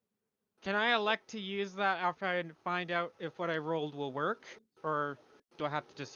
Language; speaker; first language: English; native; English